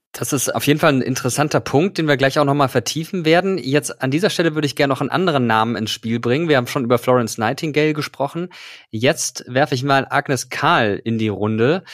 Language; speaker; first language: German; native; German